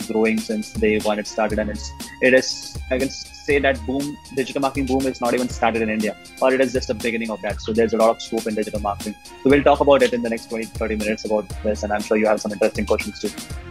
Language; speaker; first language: English; non-native, local second language; Marathi